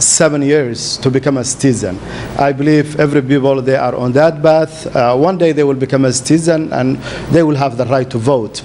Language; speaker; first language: English; non-native, fluent; Somali